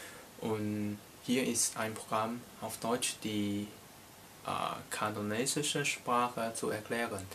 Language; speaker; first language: German; non-native, learner; Cantonese